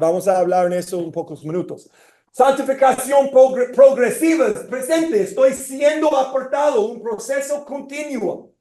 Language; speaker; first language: Spanish; non-native, fluent; English